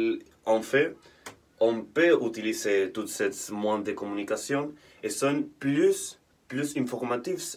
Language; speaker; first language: French; non-native, learner; Spanish